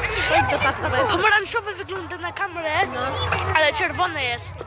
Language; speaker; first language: Polish; early bilingual, heritage; Polish